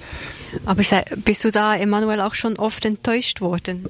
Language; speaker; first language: German; native; German